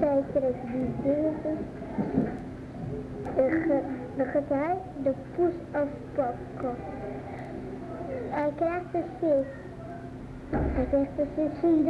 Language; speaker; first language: Dutch; early bilingual, other home language; Arabic